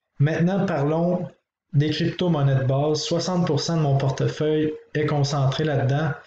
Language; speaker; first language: French; native; French